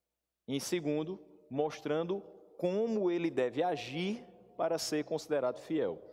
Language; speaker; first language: Portuguese; native; Portuguese